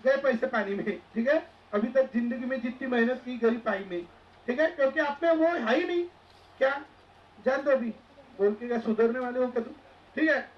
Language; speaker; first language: Hindi; non-native, local second language; Marathi